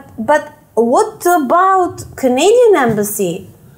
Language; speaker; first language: English; non-native, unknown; Albanian